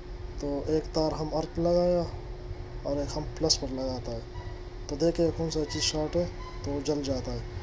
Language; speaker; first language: Hindi; non-native, local second language; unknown